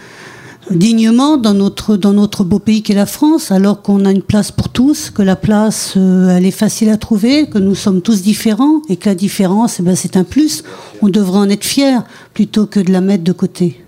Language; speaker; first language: French; native; French